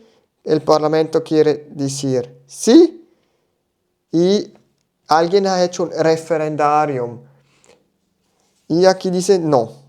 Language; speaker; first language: Spanish; non-native, learner; German